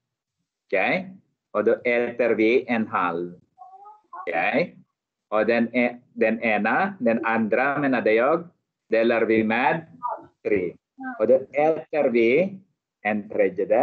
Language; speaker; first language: Swedish; non-native, learner; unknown